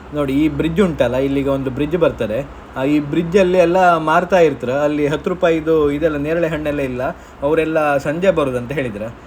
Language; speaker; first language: Kannada; non-native, local second language; Konkani